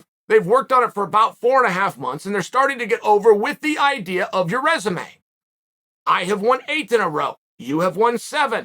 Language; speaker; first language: English; native; English